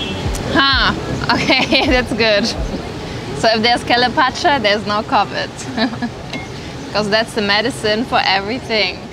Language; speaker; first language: English; non-native, fluent; German